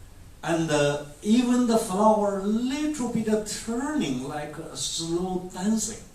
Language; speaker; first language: English; non-native, fluent; Chinese